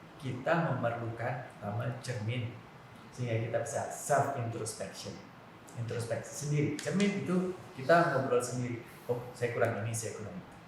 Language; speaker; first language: Indonesian; non-native, local second language; Javanese